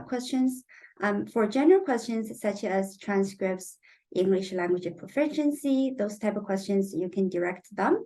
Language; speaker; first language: English; non-native, fluent; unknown